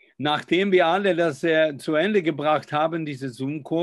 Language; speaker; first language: German; non-native, fluent; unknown